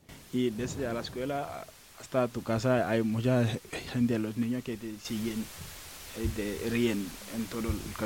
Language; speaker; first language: Spanish; non-native, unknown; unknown